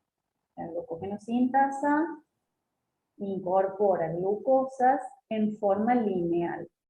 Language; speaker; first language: Spanish; native; Spanish